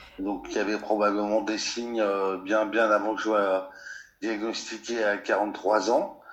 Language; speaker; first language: French; native; French